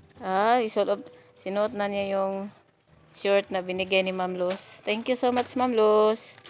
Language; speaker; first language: Filipino; native; Filipino